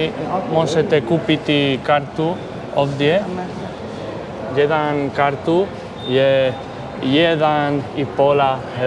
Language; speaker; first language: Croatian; non-native, learner; Spanish